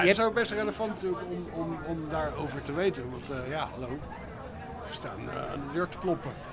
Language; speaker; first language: Dutch; native; Dutch